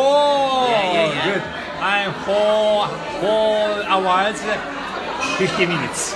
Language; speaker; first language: English; non-native, learner; Japanese